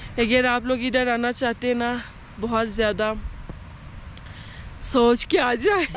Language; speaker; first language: Urdu; non-native, learner; Turkish